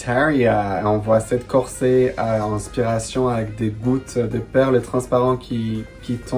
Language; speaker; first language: French; non-native, fluent; Spanish